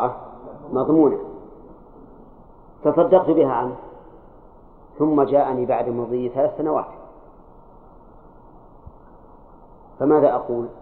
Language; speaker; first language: Arabic; native; Arabic